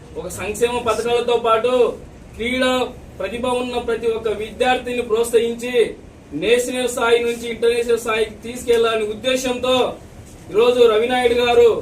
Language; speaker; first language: Telugu; native; Telugu